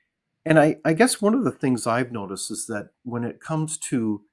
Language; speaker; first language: English; native; English